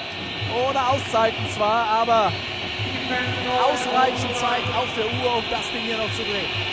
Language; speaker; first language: German; native; German